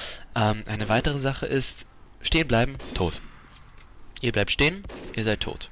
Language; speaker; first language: German; native; German